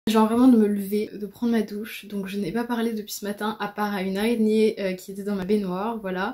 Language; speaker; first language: French; native; French